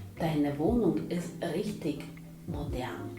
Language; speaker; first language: German; non-native, fluent; Ukrainian